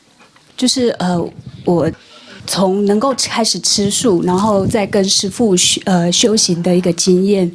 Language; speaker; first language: Chinese; native; Chinese